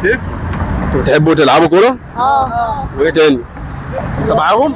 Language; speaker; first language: Arabic; native; Arabic